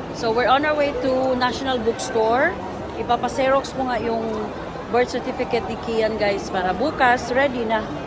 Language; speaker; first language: Filipino; non-native, local second language; Cebuano